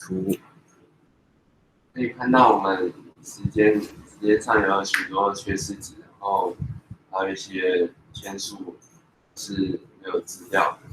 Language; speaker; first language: Chinese; native; Chinese